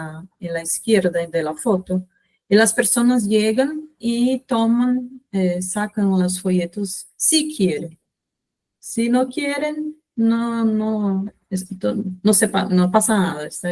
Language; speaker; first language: Spanish; non-native, fluent; Portuguese